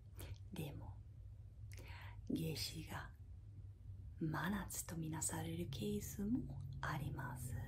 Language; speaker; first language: Japanese; non-native, fluent; English